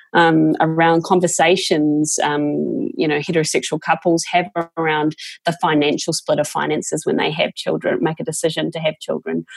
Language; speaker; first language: English; native; English